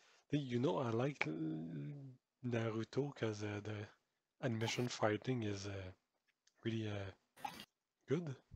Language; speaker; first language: English; non-native, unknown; French